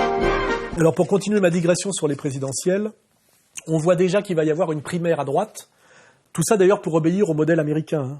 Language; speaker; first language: French; native; French